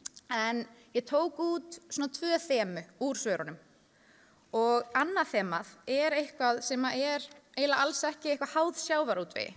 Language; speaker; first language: Icelandic; native; Icelandic